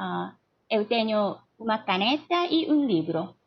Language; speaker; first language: Portuguese; non-native, learner; Korean